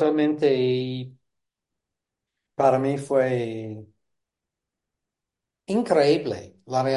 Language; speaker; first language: Spanish; non-native, fluent; English